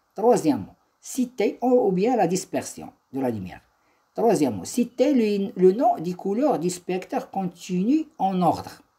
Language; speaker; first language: French; non-native, local second language; Arabic